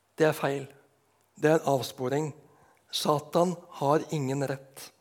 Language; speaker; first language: Norwegian; native; Norwegian